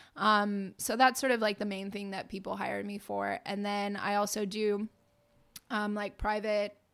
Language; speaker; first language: English; native; English